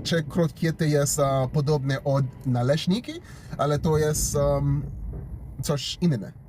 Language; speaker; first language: Polish; non-native, learner; English